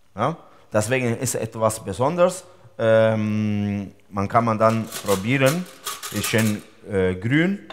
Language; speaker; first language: German; non-native, learner; Italian